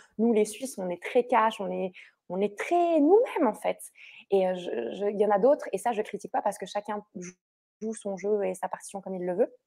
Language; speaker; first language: French; early bilingual, other home language; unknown